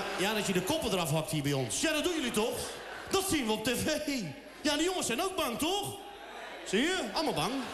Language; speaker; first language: Dutch; early bilingual, other home language; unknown